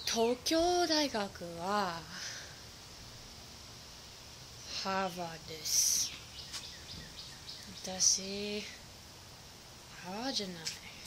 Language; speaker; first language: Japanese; non-native, learner; English